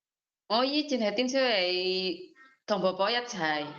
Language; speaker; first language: Cantonese; non-native, learner; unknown